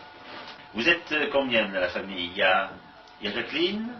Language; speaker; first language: French; native; French